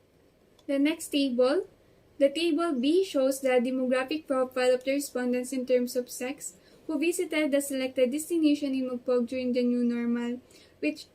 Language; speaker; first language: English; non-native, local second language; Filipino